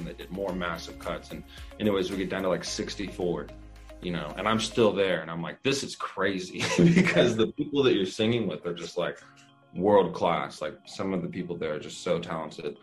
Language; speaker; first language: English; native; English